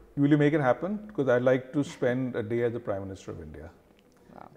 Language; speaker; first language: English; non-native, local second language; Hindi